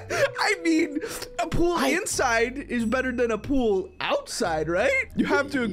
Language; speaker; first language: English; native; English